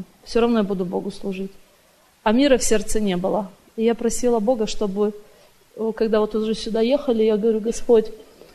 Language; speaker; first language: Russian; native; Russian